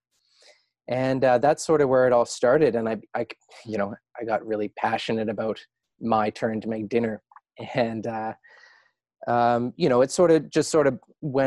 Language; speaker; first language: English; native; English